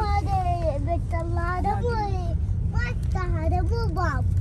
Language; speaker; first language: Arabic; early bilingual, other home language; Urdu